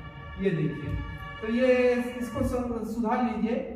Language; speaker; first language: Hindi; native; Hindi